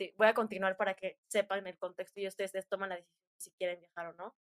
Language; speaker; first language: Spanish; native; Spanish